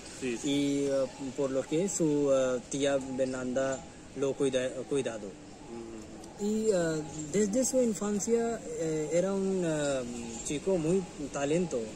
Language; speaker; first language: Spanish; non-native, learner; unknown